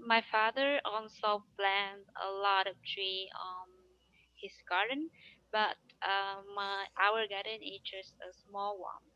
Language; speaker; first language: English; non-native, learner; Vietnamese